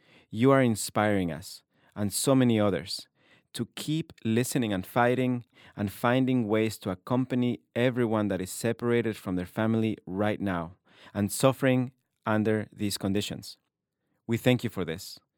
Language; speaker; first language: English; non-native, fluent; Spanish